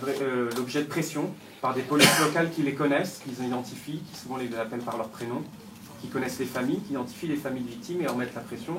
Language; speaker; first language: French; native; French